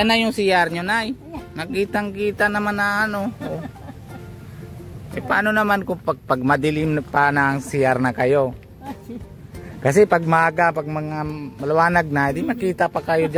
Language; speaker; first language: Filipino; non-native, local second language; Bikol